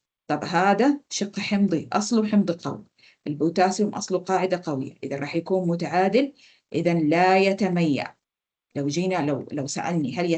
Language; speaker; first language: Arabic; native; Arabic